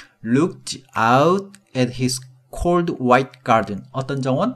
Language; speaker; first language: English; non-native, fluent; Korean